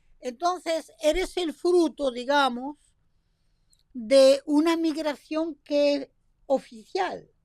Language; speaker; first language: Spanish; non-native, fluent; French